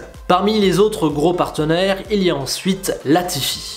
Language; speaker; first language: French; native; French